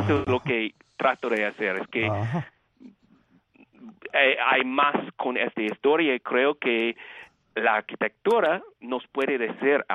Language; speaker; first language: Spanish; non-native, fluent; English